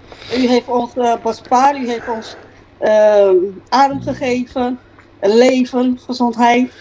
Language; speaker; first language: Dutch; non-native, local second language; Papiamento